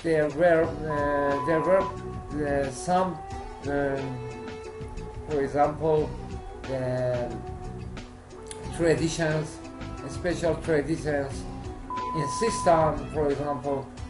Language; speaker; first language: English; non-native, learner; Persian